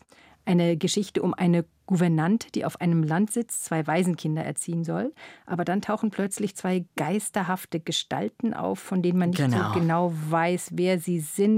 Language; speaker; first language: German; native; German